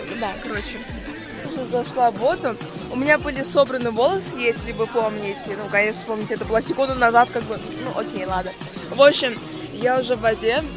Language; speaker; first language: Russian; non-native, local second language; Azerbaijani